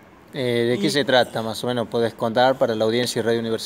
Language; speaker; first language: Spanish; native; Spanish